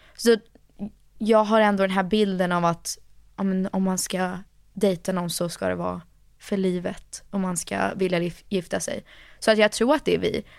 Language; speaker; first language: Swedish; early bilingual, heritage; Swedish